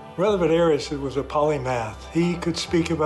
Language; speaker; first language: English; native; English